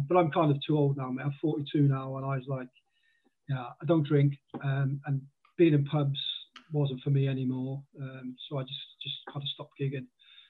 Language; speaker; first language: English; native; English